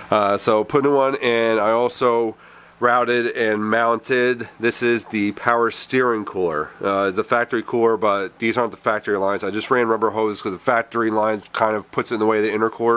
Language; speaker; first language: English; native; English